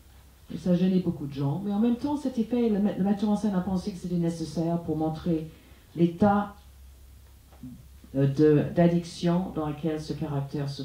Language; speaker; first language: French; non-native, fluent; English